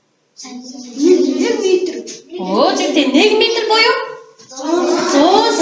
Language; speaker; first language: Mongolian; native; Mongolian